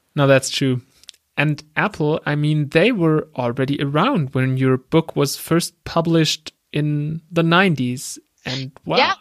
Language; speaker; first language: English; non-native, fluent; German